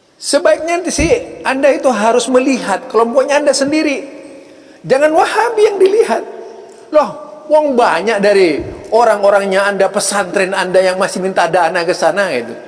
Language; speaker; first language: Indonesian; non-native, local second language; Madurese